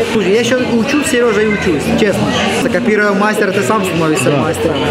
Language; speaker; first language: Russian; native; Russian